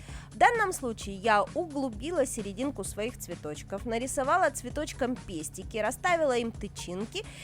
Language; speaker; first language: Russian; native; Russian